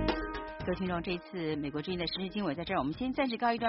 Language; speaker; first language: Chinese; native; Chinese